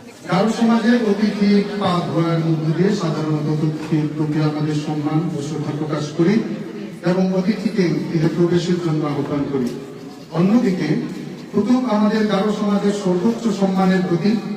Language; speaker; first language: Bangla; non-native, local second language; Garo